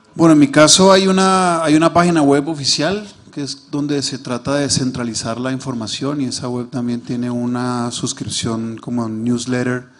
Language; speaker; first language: Spanish; native; Spanish